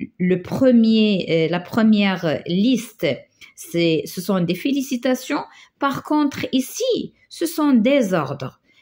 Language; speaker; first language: French; non-native, local second language; Arabic